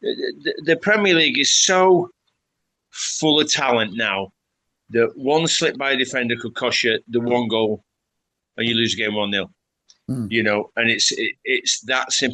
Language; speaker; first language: English; native; English